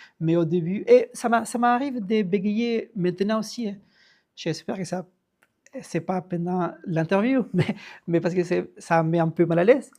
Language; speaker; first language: French; non-native, fluent; Spanish